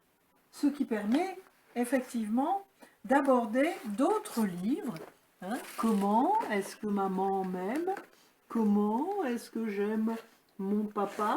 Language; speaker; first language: French; native; French